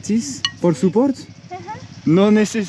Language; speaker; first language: Spanish; non-native, learner; French